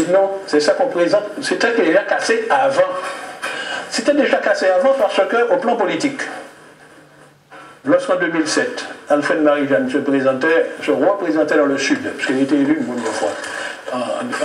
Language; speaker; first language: French; native; French